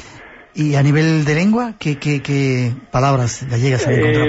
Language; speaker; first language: Spanish; native; Spanish